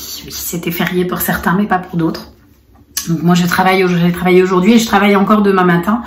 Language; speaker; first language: French; native; French